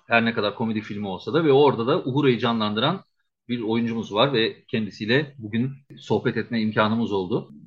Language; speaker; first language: Turkish; native; Turkish